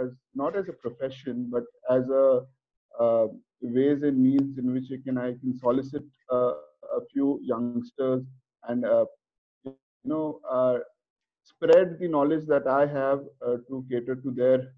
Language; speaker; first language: English; non-native, local second language; Hindi